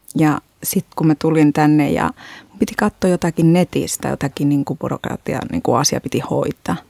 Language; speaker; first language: Finnish; non-native, fluent; Spanish